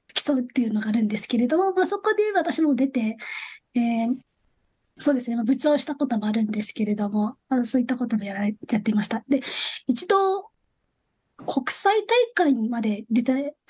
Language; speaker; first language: Japanese; native; Japanese